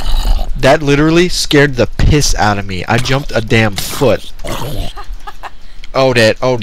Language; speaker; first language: English; native; English